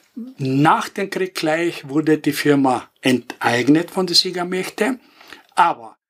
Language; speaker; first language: German; non-native, fluent; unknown